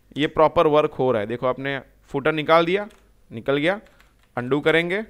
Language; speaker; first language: Hindi; non-native, local second language; Gujarati